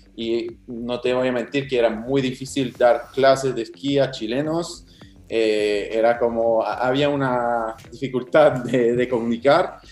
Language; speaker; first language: Spanish; non-native, fluent; English